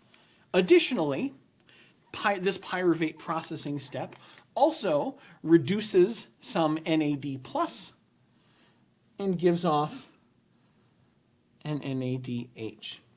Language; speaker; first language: English; native; English